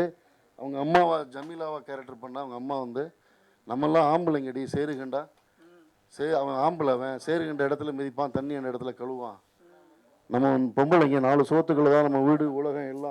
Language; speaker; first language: Tamil; native; Tamil